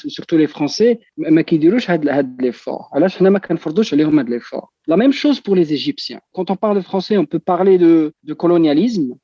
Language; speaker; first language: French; non-native, local second language; Arabic